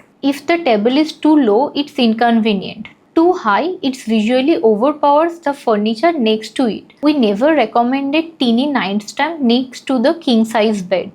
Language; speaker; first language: English; non-native, local second language; Hindi